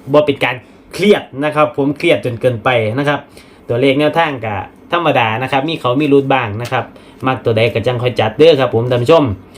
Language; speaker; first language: Thai; native; Thai